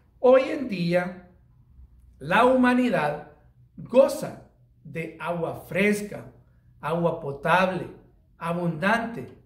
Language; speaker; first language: Spanish; native; Spanish